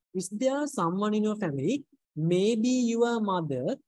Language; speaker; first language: English; non-native, local second language; Sinhala